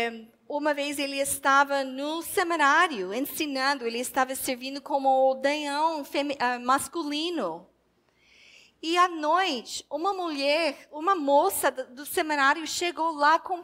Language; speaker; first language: Portuguese; non-native, fluent; English